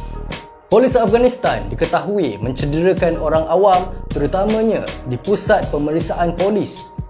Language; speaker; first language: Malay; native; Malay